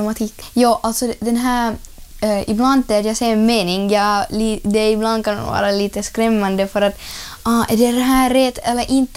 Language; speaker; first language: Swedish; non-native, learner; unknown